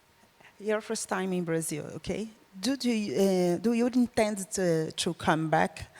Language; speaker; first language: English; non-native, learner; Portuguese